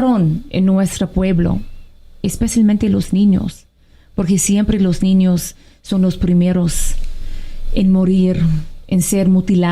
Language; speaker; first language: Spanish; non-native, fluent; Arabic